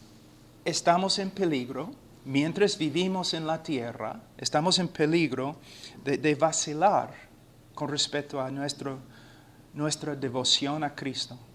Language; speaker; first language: Spanish; non-native, fluent; English